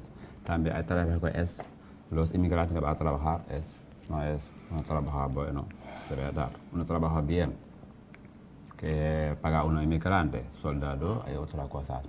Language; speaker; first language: Spanish; non-native, learner; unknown